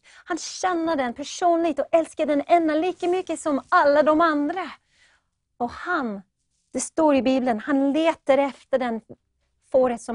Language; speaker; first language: Swedish; non-native, fluent; English